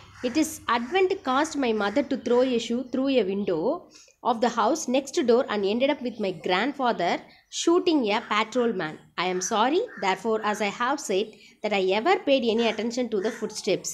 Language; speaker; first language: English; non-native, local second language; Tamil